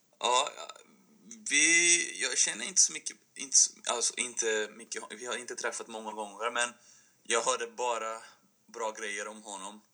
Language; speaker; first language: Swedish; non-native, fluent; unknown